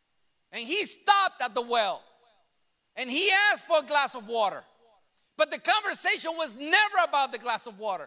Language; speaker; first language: English; early bilingual, other home language; Spanish